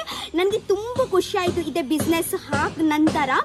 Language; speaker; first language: Kannada; non-native, local second language; Tulu